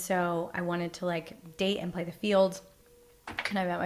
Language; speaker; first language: English; native; English